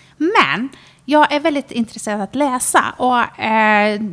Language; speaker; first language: Swedish; non-native, fluent; Persian